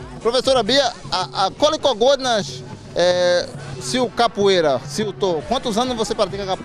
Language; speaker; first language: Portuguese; non-native, learner; Croatian